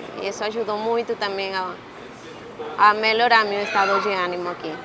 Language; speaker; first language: Portuguese; non-native, learner; Spanish